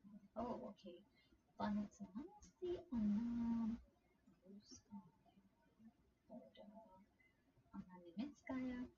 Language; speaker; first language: Russian; non-native, learner; English